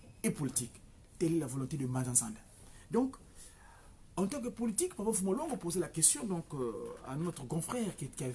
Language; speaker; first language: French; non-native, local second language; Kongo